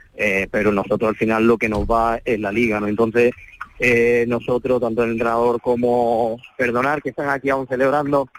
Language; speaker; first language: Spanish; native; Spanish